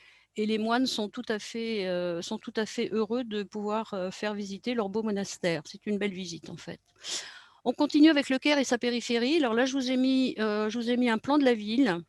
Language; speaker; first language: French; native; French